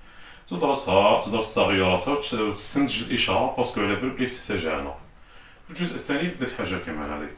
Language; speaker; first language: Arabic; native; Arabic